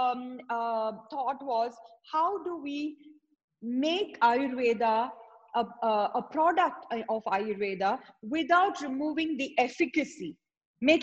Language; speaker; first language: English; non-native, local second language; Tamil